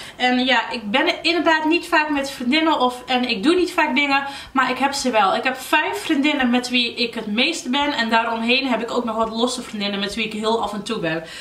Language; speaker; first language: Dutch; early bilingual, other home language; Arabic